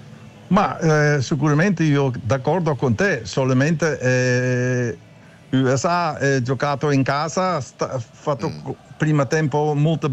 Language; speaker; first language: Italian; non-native, learner; Dutch